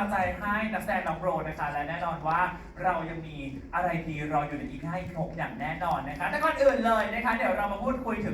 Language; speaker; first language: Thai; native; Thai